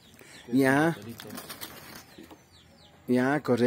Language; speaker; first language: Spanish; native; Spanish